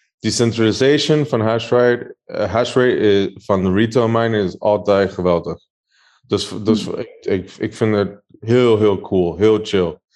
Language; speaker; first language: Dutch; non-native, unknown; Spanish